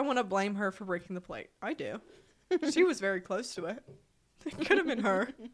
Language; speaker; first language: English; native; English